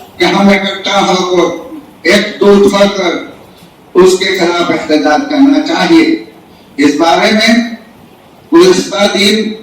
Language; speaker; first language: Urdu; non-native, local second language; Bangla